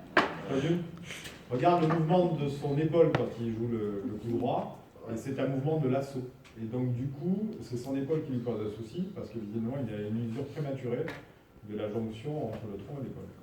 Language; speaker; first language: French; native; French